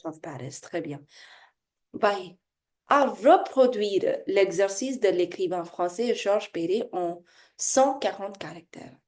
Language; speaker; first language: French; non-native, fluent; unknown